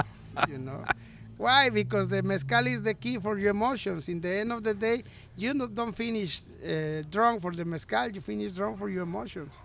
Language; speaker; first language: English; non-native, learner; Spanish